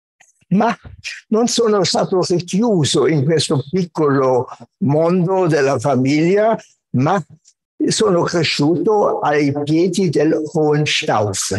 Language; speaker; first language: Italian; non-native, fluent; German